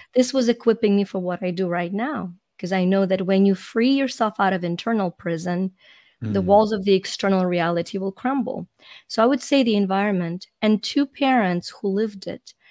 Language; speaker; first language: English; non-native, fluent; Ukrainian